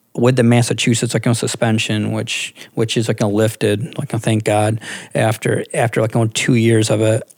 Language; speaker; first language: English; native; English